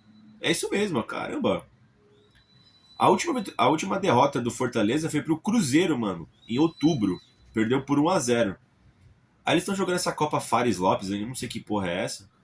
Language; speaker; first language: Portuguese; native; Portuguese